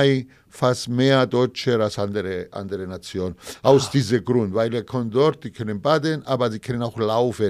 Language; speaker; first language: German; non-native, fluent; Greek